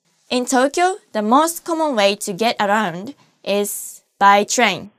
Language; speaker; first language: English; non-native, fluent; Japanese